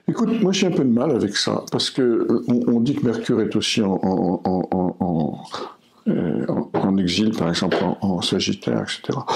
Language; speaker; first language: French; native; French